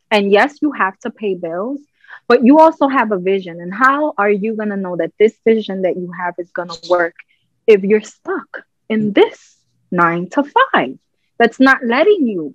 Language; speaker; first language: English; native; English